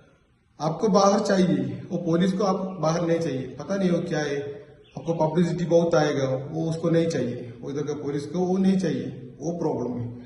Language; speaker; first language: Hindi; non-native, learner; Malayalam